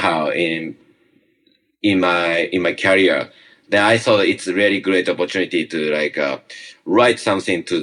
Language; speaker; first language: English; non-native, learner; Japanese